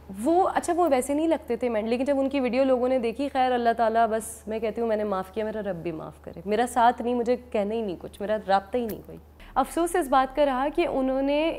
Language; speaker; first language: Urdu; native; Urdu